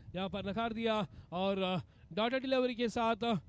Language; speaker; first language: Hindi; non-native, local second language; Kannada